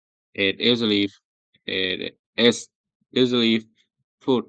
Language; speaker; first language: English; non-native, learner; Vietnamese